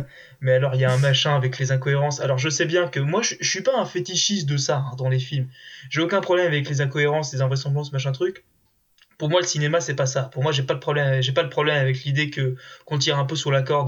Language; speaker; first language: French; native; French